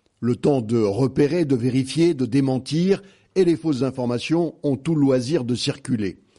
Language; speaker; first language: French; native; French